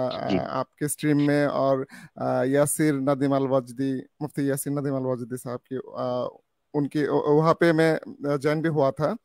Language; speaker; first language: Hindi; non-native, learner; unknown